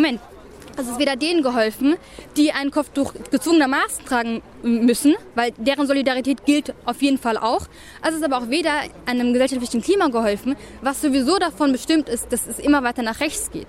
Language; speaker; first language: German; native; German